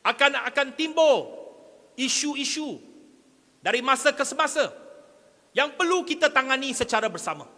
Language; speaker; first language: Malay; non-native, local second language; Chinese